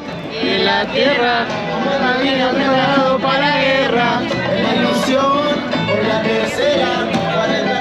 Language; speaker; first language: Spanish; native; Spanish